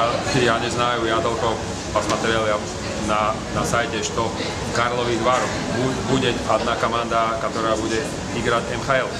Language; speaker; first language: Russian; non-native, learner; Slovak